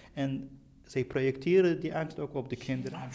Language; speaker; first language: Dutch; non-native, fluent; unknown